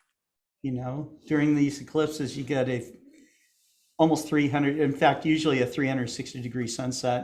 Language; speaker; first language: English; native; English